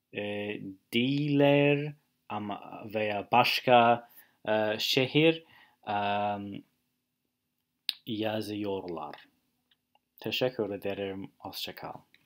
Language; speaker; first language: Turkish; non-native, learner; English